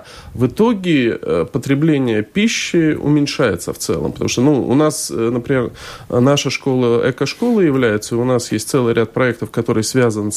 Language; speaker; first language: Russian; native; Russian